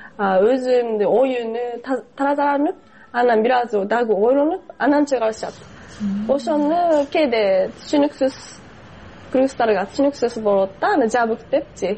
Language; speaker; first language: Kyrgyz; non-native, fluent; Japanese